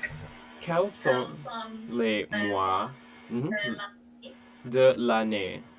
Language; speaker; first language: French; non-native, fluent; English